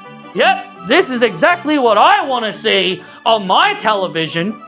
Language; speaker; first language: English; native; English